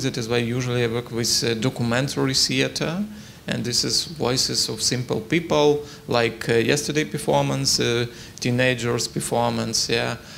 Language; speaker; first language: English; non-native, learner; Ukrainian